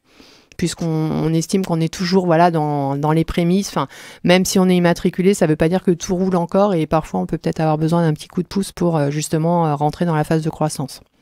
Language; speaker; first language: French; native; French